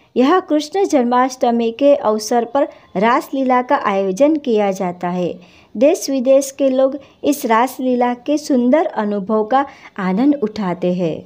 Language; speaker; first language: Hindi; non-native, local second language; Gujarati